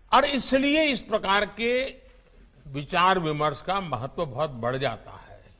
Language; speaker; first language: Hindi; non-native, local second language; Gujarati